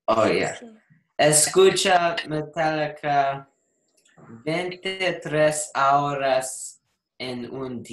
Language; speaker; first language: Spanish; non-native, learner; English